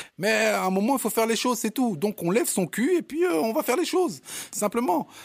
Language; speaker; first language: French; early bilingual, other home language; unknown